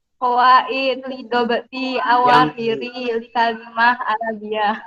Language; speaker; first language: Arabic; non-native, learner; Indonesian